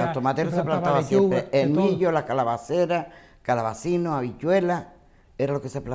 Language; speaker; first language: Spanish; native; Spanish